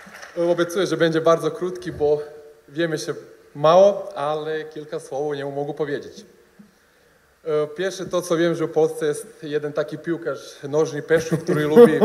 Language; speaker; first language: Polish; non-native, learner; Serbian